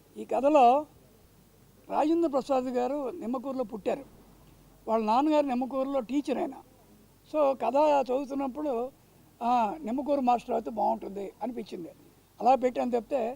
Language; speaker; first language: Telugu; native; Telugu